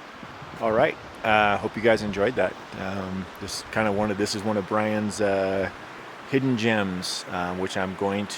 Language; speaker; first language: English; native; English